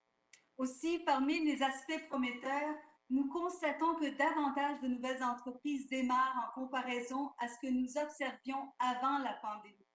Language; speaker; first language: French; native; French